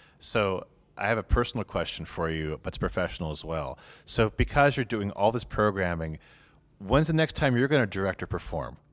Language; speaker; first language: English; native; English